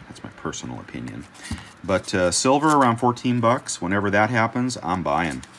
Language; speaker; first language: English; native; English